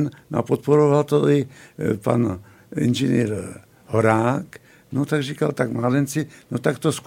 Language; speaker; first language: Czech; native; Czech